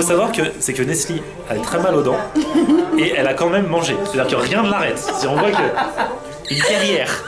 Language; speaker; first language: French; native; French